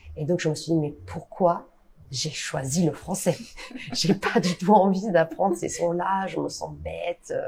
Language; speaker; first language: French; non-native, fluent; Italian